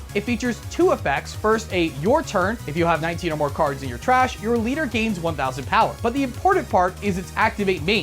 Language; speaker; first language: English; native; English